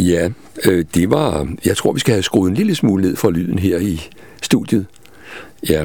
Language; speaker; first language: Danish; native; Danish